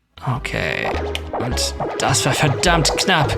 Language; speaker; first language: German; non-native, learner; English